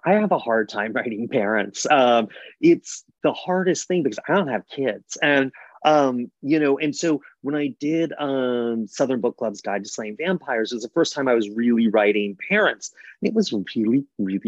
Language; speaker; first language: English; native; English